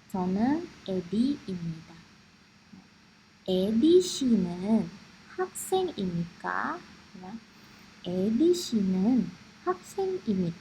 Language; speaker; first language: Korean; non-native, fluent; Indonesian